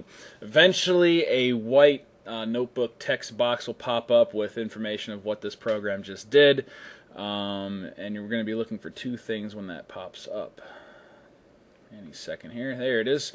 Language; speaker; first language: English; native; English